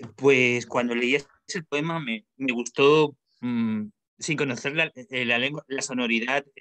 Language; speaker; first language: Spanish; native; Spanish